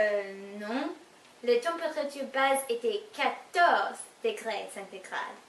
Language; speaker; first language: French; non-native, learner; English